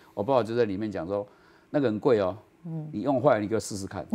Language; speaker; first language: Chinese; non-native, local second language; Min Nan Chinese